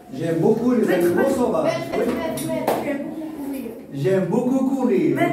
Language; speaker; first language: French; non-native, local second language; Arabic